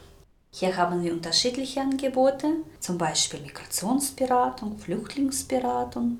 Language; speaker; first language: German; non-native, fluent; Russian